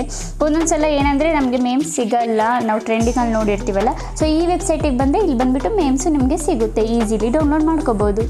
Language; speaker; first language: Kannada; native; Kannada